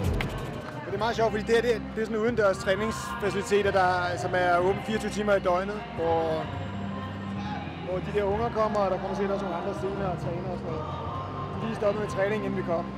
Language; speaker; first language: Danish; native; Danish